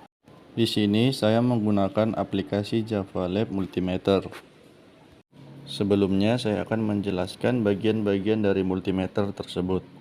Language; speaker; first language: Indonesian; native; Indonesian